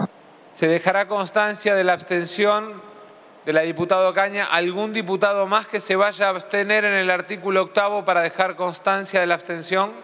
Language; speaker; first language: Spanish; native; Spanish